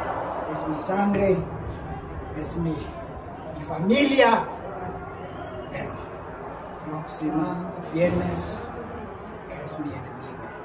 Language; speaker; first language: Spanish; early bilingual, heritage; English